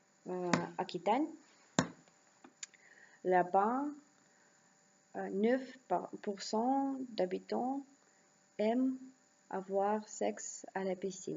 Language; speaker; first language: French; non-native, learner; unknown